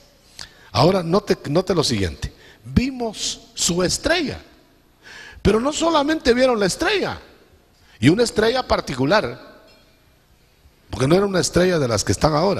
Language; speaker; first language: Spanish; native; Spanish